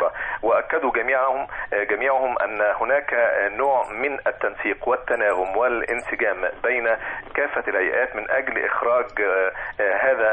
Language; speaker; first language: Arabic; native; Arabic